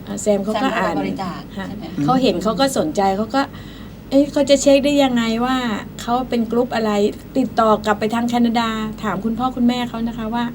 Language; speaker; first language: Thai; native; Thai